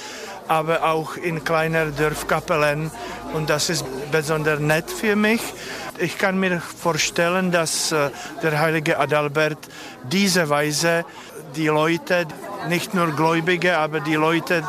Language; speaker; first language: German; non-native, fluent; Czech